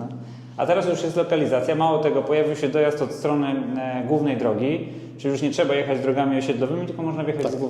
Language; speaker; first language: Polish; native; Polish